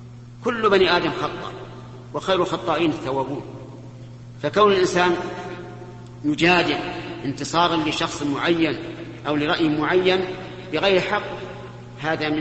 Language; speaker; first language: Arabic; native; Arabic